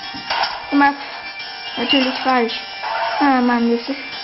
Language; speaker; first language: German; native; German